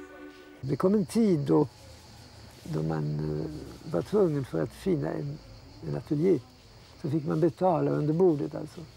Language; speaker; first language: Swedish; early bilingual, heritage; Swedish